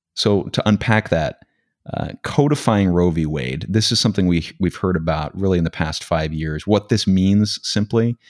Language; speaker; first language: English; native; English